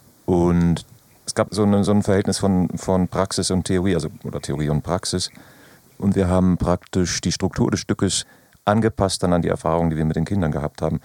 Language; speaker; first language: German; native; German